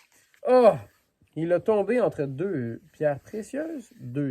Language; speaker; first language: French; native; French